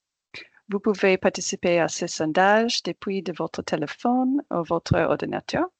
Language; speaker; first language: French; non-native, fluent; English